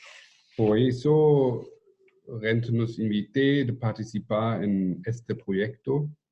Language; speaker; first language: Spanish; non-native, fluent; German